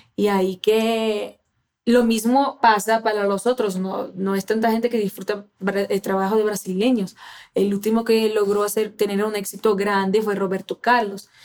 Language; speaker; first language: Spanish; non-native, fluent; Portuguese